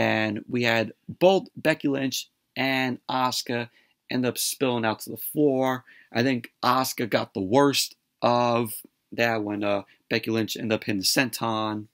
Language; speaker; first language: English; native; English